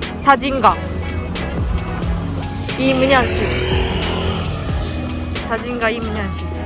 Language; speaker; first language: Korean; non-native, learner; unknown